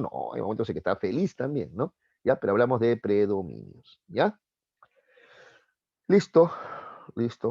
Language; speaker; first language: Spanish; native; Spanish